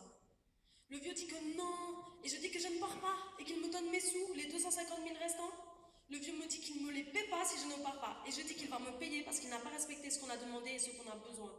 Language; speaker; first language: French; non-native, local second language; Wolof